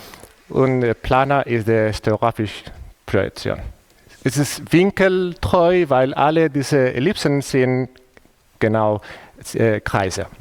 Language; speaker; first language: German; non-native, fluent; Spanish